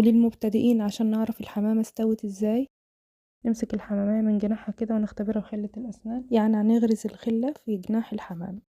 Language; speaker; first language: Arabic; native; Arabic